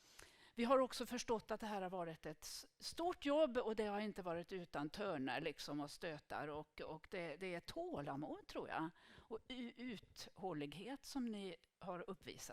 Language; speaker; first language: Swedish; native; Swedish